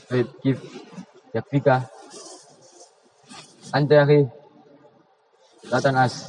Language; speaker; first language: Arabic; non-native, learner; Indonesian